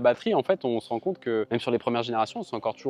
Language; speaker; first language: French; native; French